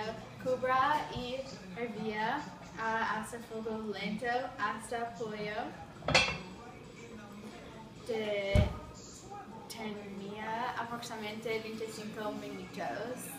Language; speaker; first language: Spanish; non-native, learner; English